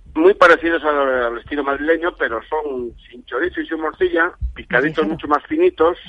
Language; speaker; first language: Spanish; native; Spanish